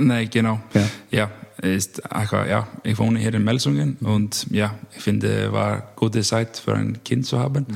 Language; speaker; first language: German; non-native, learner; Icelandic